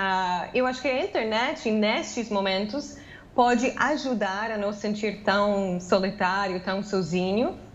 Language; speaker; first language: Portuguese; non-native, fluent; English